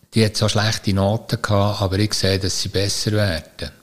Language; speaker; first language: German; native; German